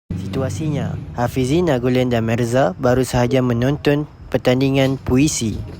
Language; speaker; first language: Malay; native; Malay